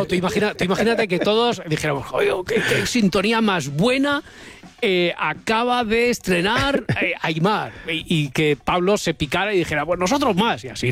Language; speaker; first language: Spanish; native; Spanish